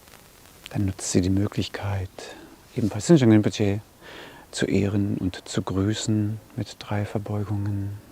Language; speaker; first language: German; native; German